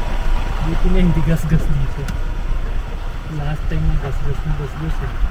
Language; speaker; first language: Filipino; non-native, learner; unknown